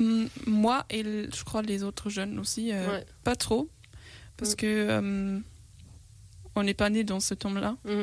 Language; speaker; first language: French; non-native, learner; German